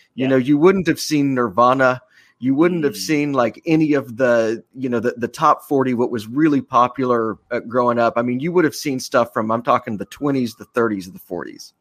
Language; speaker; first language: English; native; English